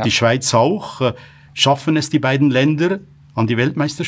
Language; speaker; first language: German; native; German